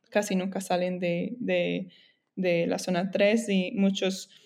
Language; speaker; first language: Spanish; non-native, fluent; English